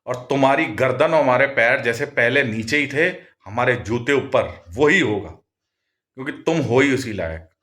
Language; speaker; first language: Hindi; non-native, local second language; Punjabi